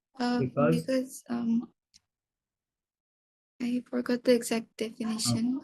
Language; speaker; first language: English; non-native, local second language; Bangla